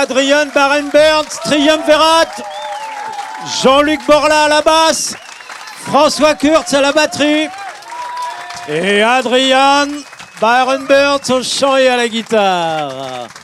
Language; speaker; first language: French; native; French